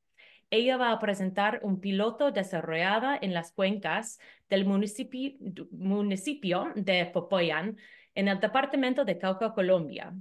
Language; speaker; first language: Spanish; non-native, fluent; English